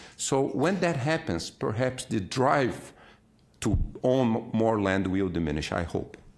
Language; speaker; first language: English; non-native, fluent; Portuguese